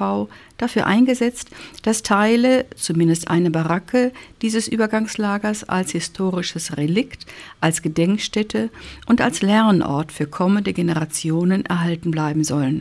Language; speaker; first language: German; native; German